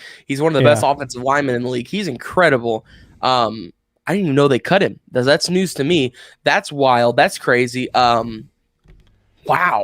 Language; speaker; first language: English; native; English